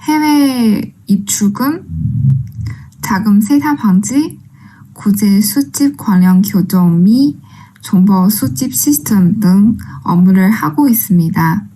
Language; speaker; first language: Korean; non-native, fluent; Chinese